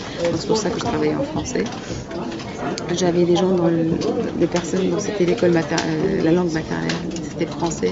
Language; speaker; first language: French; non-native, fluent; Arabic